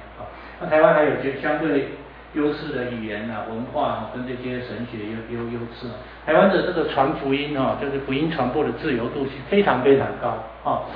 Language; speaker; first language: Chinese; native; Chinese